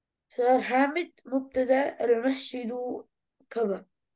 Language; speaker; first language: Arabic; non-native, learner; Urdu